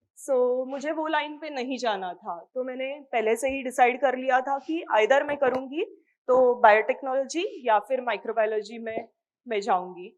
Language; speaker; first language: Hindi; non-native, local second language; Marathi